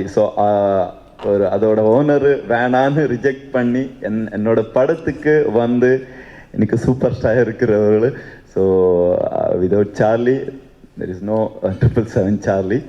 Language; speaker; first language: Tamil; non-native, learner; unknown